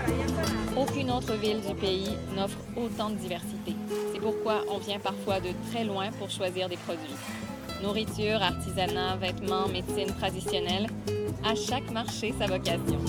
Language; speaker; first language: French; native; French